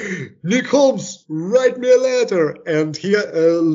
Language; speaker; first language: English; non-native, fluent; Ukrainian